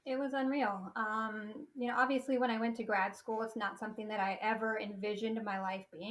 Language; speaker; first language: English; native; English